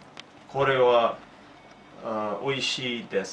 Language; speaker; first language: Japanese; non-native, learner; English